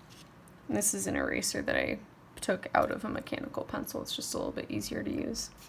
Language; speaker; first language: English; native; English